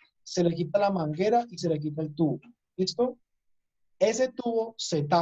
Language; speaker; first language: Spanish; native; Spanish